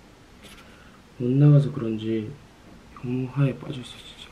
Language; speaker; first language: Korean; non-native, fluent; Japanese